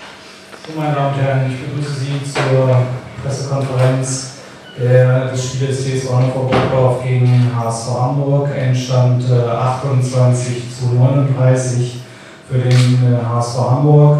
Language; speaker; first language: German; native; German